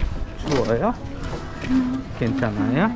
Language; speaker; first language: Korean; non-native, learner; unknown